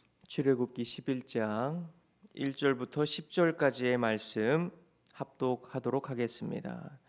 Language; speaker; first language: Korean; native; Korean